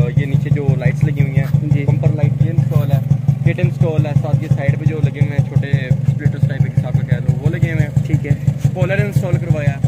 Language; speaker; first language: Urdu; non-native, local second language; Punjabi